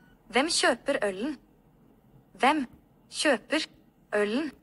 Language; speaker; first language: Norwegian; non-native, learner; Amharic